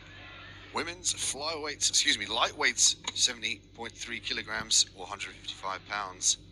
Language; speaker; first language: English; native; English